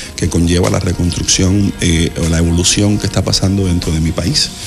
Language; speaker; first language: Spanish; native; Spanish